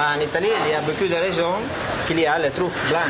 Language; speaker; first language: French; non-native, learner; Italian